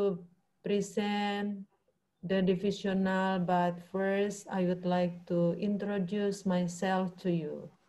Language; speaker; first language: English; non-native, fluent; Indonesian